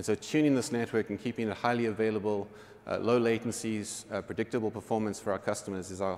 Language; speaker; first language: English; native; English